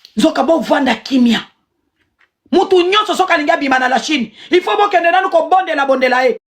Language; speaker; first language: Lingala; native; Lingala